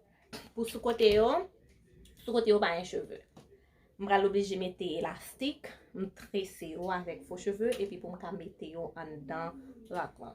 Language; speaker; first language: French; non-native, local second language; Haitian Creole